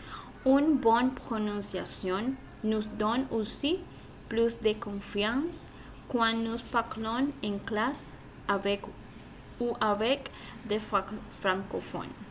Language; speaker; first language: French; non-native, learner; Spanish